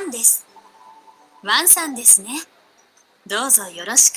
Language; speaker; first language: Japanese; non-native, learner; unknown